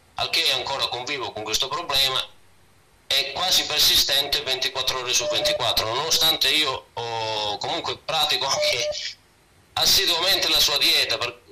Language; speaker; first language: Italian; native; Italian